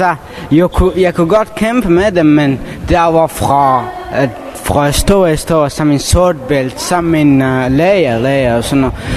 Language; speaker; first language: Danish; non-native, learner; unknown